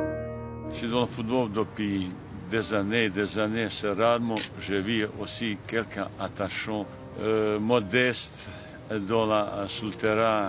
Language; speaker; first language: French; non-native, fluent; Bosnian